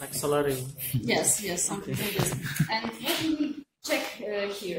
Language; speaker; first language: English; non-native, fluent; Polish